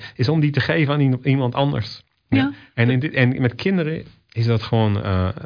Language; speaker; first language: Dutch; native; Dutch